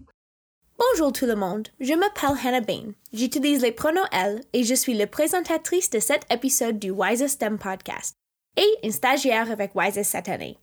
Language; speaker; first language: French; non-native, local second language; English